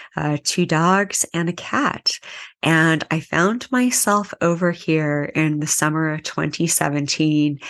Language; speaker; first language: English; native; English